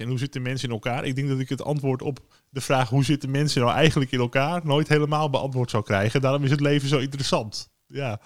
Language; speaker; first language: Dutch; native; Dutch